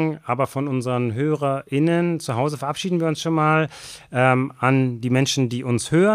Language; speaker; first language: German; native; German